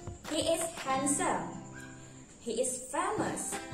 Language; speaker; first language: English; non-native, fluent; Indonesian